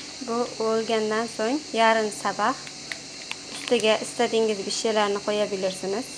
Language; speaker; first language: Turkish; non-native, learner; Uzbek